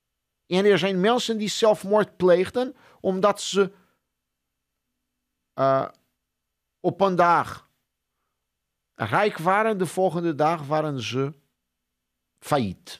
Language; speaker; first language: Dutch; non-native, fluent; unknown